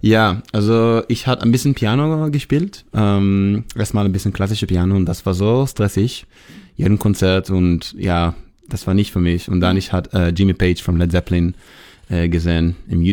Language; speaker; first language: German; non-native, fluent; Hebrew